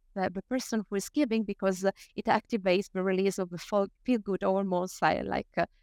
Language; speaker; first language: English; non-native, fluent; Italian